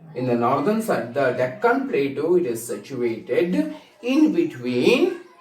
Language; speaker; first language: English; non-native, local second language; Kannada